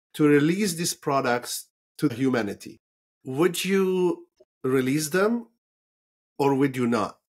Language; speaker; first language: English; non-native, fluent; Arabic